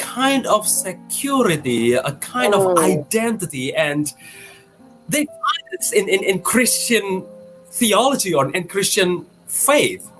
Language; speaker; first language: English; non-native, fluent; Indonesian